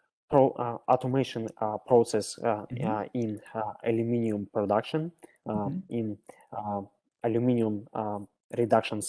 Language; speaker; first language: English; non-native, learner; Russian